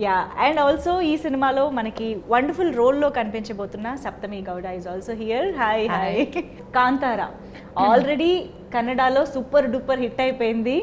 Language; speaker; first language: Telugu; native; Telugu